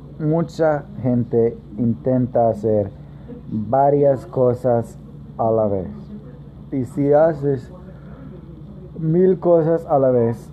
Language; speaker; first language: Spanish; non-native, learner; English